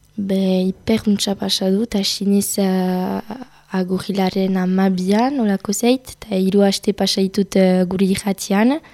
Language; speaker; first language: Basque; non-native, local second language; French